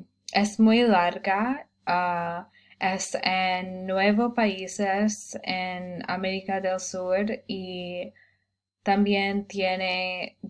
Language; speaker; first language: Spanish; non-native, learner; English